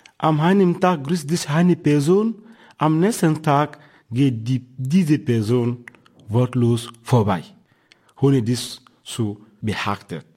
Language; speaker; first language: German; non-native, fluent; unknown